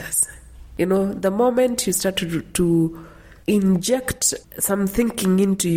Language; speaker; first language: English; non-native, local second language; Kalenjin